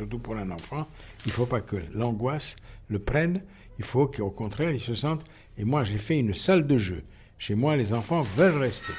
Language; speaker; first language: French; native; French